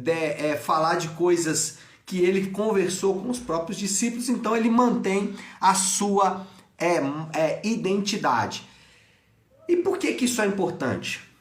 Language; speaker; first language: Portuguese; native; Portuguese